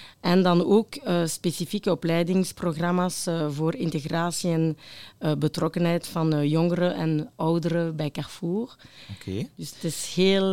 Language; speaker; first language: Dutch; non-native, local second language; French